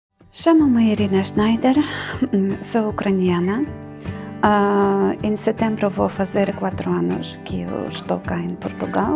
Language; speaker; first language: Portuguese; non-native, fluent; Ukrainian